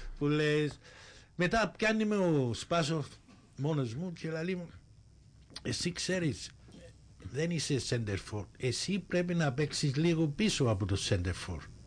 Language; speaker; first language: Greek; early bilingual, heritage; Greek